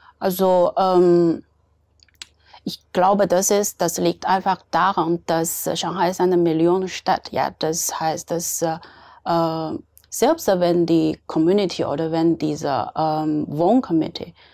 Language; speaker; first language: German; non-native, fluent; Chinese